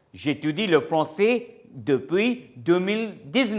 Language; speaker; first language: French; non-native, fluent; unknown